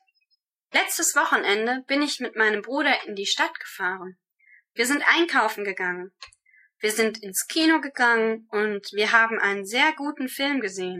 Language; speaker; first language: German; non-native, learner; English